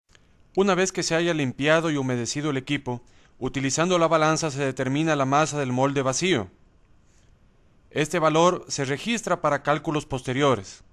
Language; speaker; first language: Spanish; native; Spanish